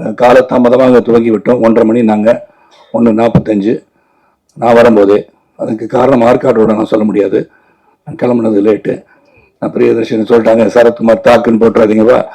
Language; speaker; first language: Tamil; native; Tamil